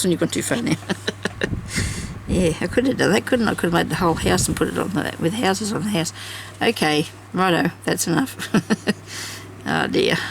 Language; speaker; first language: English; native; English